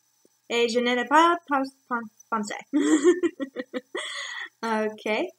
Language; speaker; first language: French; non-native, learner; English